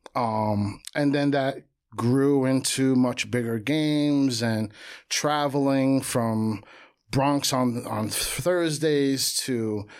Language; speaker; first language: English; native; English